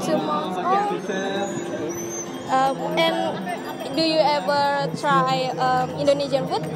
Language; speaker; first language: English; non-native, learner; Indonesian